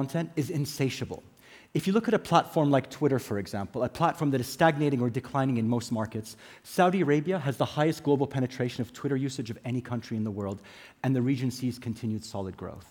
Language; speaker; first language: English; native; English